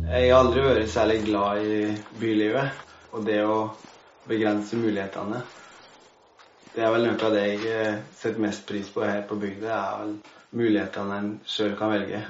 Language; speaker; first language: Norwegian; native; Norwegian